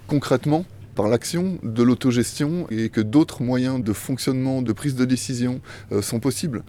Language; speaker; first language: French; native; French